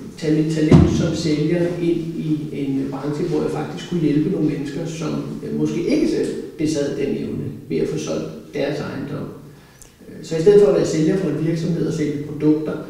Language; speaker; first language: Danish; native; Danish